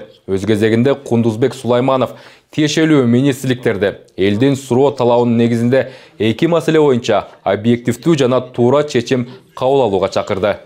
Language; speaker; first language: Kyrgyz; native; Kyrgyz